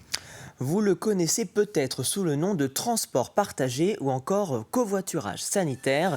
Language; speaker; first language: French; native; French